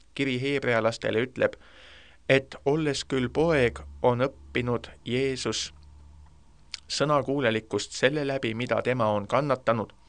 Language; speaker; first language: Estonian; native; Estonian